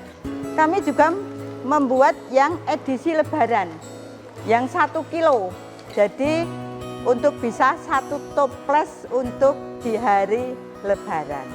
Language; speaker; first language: Indonesian; non-native, local second language; Javanese